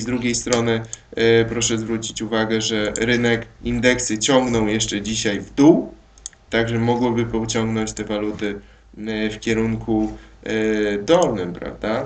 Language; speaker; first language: Polish; native; Polish